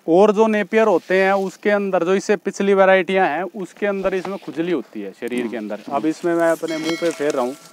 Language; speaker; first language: Hindi; native; Hindi